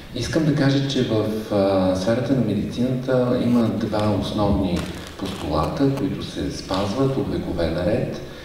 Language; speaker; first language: Bulgarian; native; Bulgarian